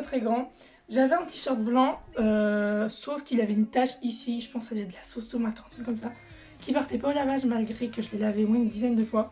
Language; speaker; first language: French; native; French